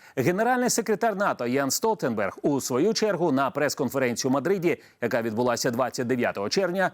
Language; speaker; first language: Ukrainian; native; Ukrainian